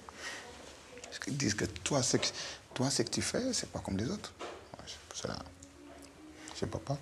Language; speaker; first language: French; non-native, local second language; Fula